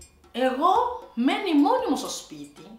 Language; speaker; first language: Greek; non-native, learner; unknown